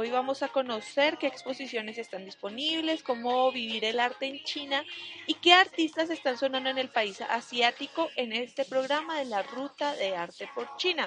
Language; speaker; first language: Spanish; native; Spanish